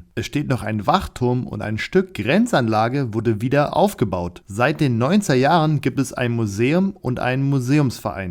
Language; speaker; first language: German; native; German